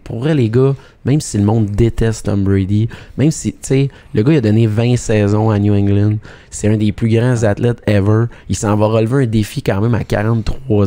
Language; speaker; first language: French; native; French